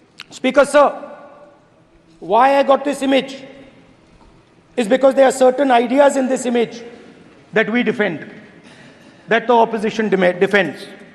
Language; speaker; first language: English; non-native, local second language; Hindi